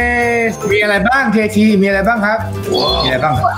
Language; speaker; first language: Thai; native; Thai